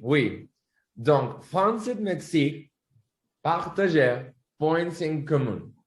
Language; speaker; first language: French; non-native, learner; Spanish